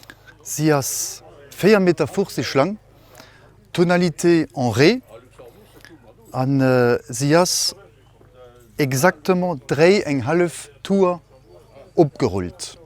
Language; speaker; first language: German; non-native, local second language; Luxembourgish